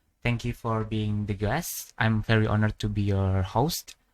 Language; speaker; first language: English; non-native, fluent; Indonesian